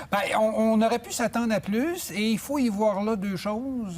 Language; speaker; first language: French; native; French